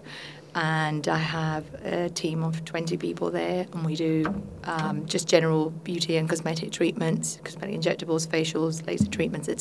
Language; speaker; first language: English; non-native, fluent; Spanish